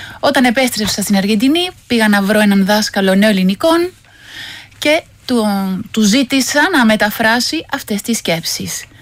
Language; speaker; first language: Greek; non-native, fluent; Spanish